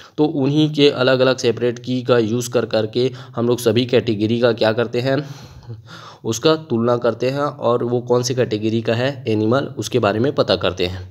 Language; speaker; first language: Hindi; native; Hindi